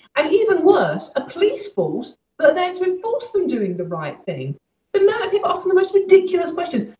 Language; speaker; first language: English; native; English